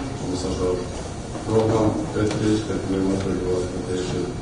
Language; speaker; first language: English; non-native, fluent; Albanian